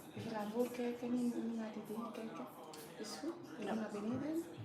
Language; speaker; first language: Dutch; non-native, fluent; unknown